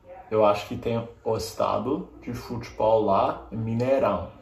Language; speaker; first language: Portuguese; non-native, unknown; English